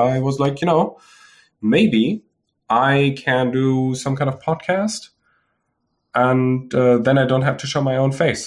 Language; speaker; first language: English; non-native, fluent; German